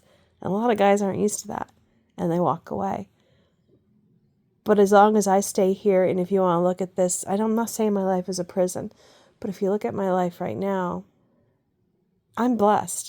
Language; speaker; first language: English; native; English